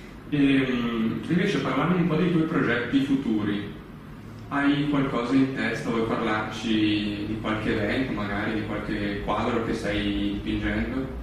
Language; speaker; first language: Italian; native; Italian